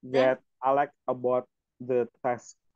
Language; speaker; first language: English; non-native, learner; Indonesian